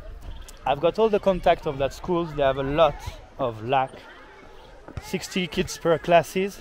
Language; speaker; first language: English; non-native, fluent; French